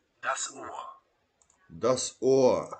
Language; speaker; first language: German; non-native, learner; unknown